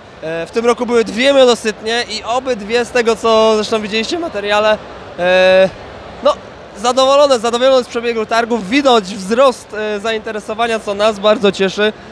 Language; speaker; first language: Polish; native; Polish